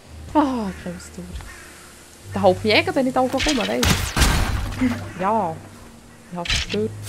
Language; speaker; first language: German; native; German